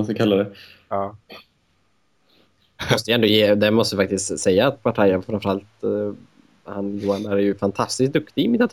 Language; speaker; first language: Swedish; native; Swedish